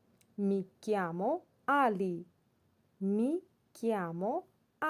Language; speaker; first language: Italian; non-native, learner; Bangla